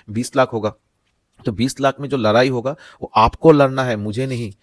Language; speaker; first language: Hindi; non-native, local second language; Assamese